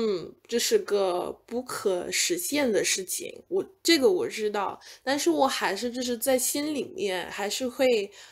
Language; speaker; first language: Chinese; non-native, fluent; English